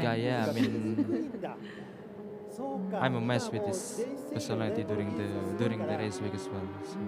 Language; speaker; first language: English; non-native, fluent; Japanese